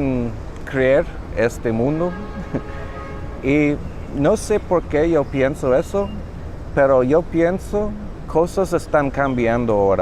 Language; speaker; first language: Spanish; non-native, learner; English